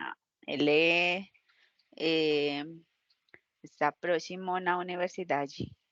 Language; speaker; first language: Portuguese; non-native, learner; Spanish